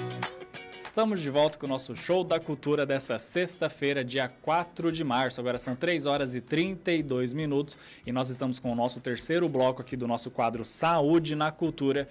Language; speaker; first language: Portuguese; native; Portuguese